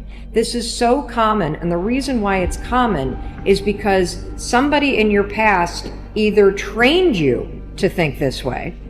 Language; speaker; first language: English; native; English